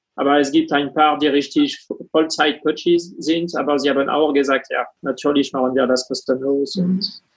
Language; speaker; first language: German; non-native, fluent; French